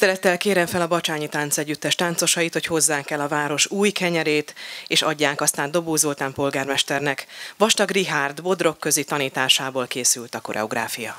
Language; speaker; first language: Hungarian; native; Hungarian